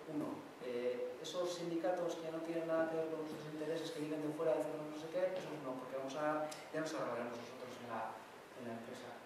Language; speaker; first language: Spanish; non-native, local second language; Basque